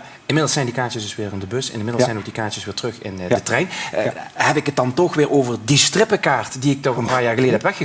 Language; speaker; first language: Dutch; native; Dutch